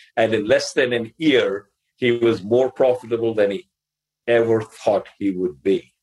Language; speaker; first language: English; non-native, local second language; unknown